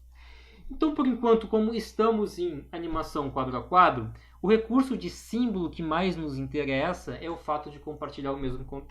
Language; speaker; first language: Portuguese; native; Portuguese